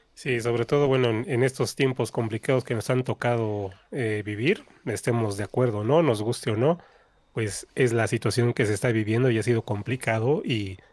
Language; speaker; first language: Spanish; native; Spanish